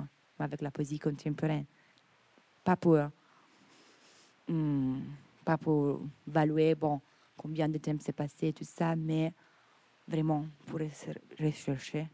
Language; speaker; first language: French; non-native, fluent; Italian